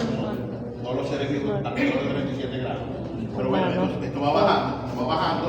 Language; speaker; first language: Spanish; native; Spanish